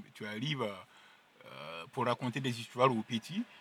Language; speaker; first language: French; non-native, local second language; Mossi